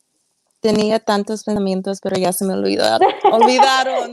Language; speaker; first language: Spanish; early bilingual, heritage; English